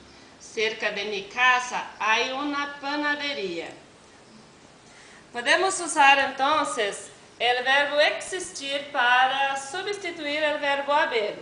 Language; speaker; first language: Spanish; non-native, learner; Portuguese